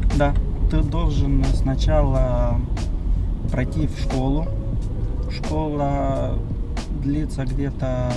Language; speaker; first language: Russian; non-native, local second language; Romanian